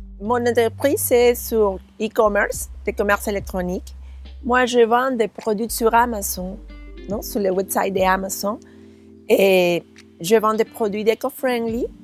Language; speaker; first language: French; non-native, learner; Spanish